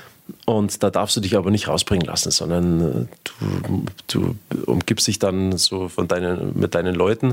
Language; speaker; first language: German; native; German